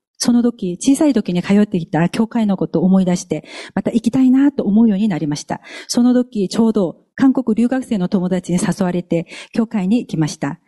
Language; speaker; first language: Japanese; non-native, fluent; Korean